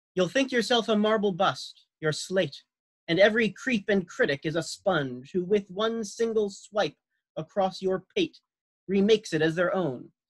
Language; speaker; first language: English; native; English